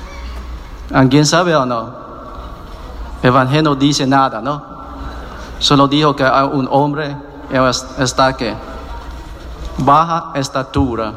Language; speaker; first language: Spanish; non-native, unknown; Vietnamese